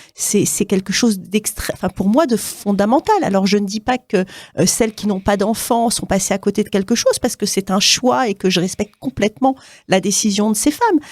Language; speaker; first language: French; native; French